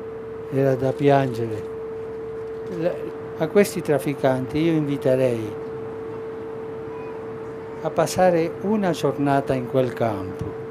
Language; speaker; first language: Italian; non-native, fluent; Spanish